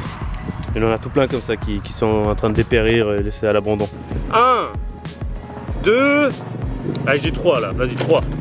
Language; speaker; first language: French; native; French